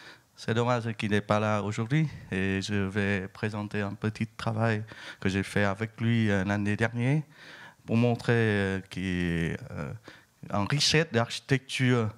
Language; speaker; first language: French; non-native, fluent; Vietnamese